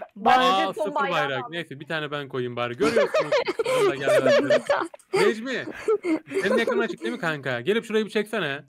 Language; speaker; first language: Turkish; native; Turkish